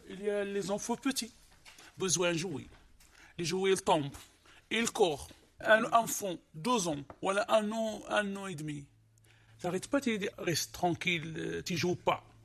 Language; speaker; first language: French; non-native, learner; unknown